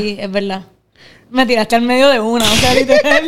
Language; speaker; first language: Spanish; native; Spanish